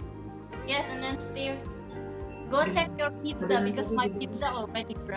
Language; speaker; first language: English; non-native, learner; Indonesian